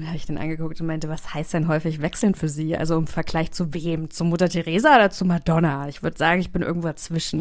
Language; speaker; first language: German; native; German